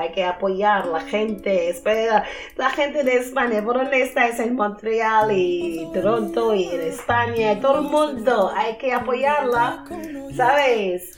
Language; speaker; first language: Spanish; non-native, learner; English